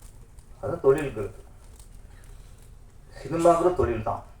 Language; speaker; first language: Tamil; native; Tamil